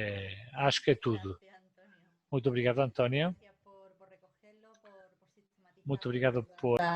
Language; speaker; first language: Portuguese; non-native, fluent; Spanish